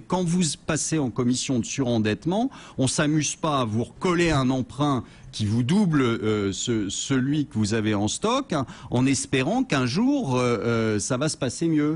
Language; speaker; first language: French; native; French